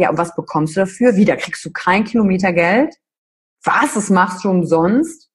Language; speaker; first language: German; native; German